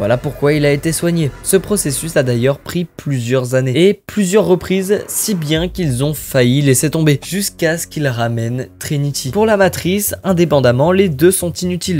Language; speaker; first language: French; native; French